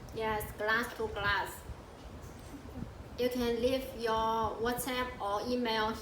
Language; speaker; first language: English; non-native, learner; Chinese